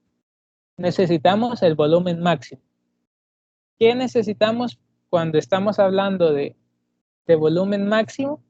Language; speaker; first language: Spanish; native; Spanish